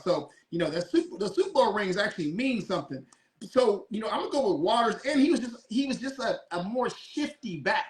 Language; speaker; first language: English; native; English